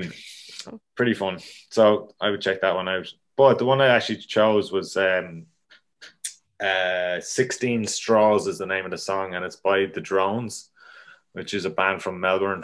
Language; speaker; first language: English; native; English